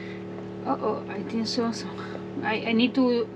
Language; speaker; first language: English; non-native, learner; Spanish